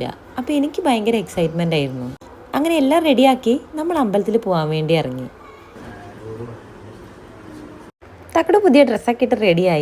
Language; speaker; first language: Malayalam; native; Malayalam